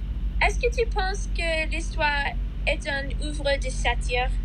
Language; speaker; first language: French; non-native, learner; English